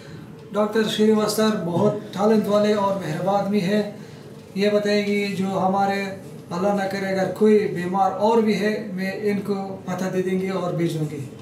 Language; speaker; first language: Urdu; non-native, learner; Persian